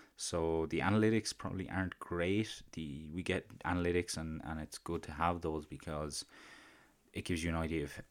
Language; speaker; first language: English; native; English